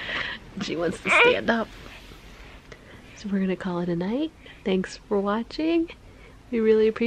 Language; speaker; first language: English; native; English